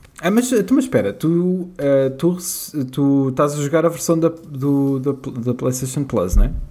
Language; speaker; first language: Portuguese; native; Portuguese